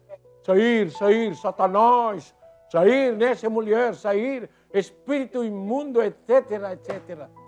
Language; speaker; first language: Portuguese; non-native, learner; Filipino